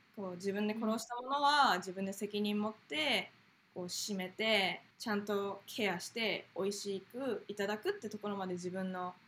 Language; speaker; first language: Japanese; native; Japanese